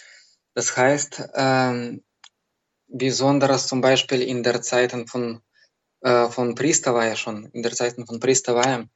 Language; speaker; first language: German; non-native, fluent; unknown